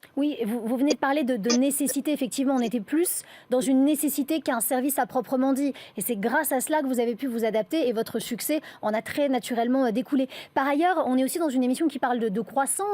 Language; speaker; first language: French; native; French